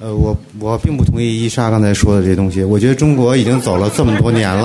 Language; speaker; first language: Chinese; native; Chinese